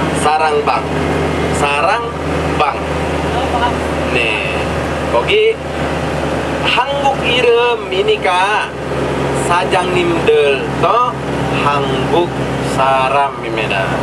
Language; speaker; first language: Korean; non-native, learner; Indonesian